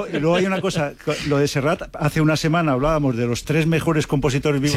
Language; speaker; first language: Spanish; native; Spanish